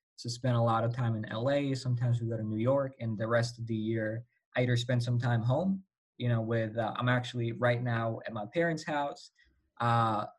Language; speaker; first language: English; non-native, fluent; Slovak